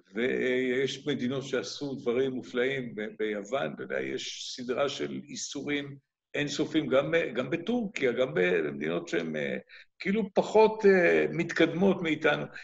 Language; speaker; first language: Hebrew; native; Hebrew